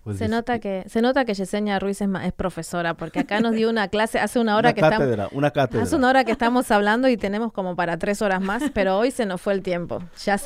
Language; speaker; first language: Spanish; native; Spanish